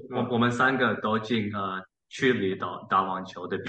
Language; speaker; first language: Chinese; early bilingual, heritage; Chinese